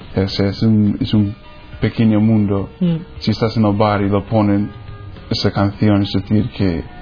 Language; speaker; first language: Spanish; non-native, fluent; English